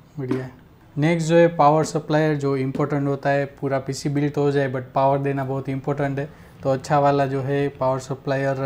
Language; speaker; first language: Hindi; non-native, local second language; Gujarati